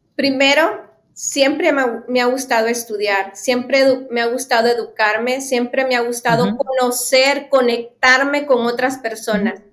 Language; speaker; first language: Spanish; native; Spanish